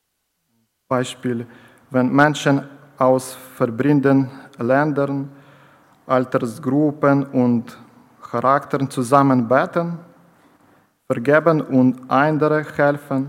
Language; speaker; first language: German; non-native, learner; Ukrainian